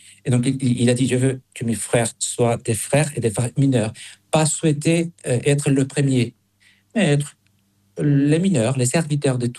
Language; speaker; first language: French; non-native, fluent; Spanish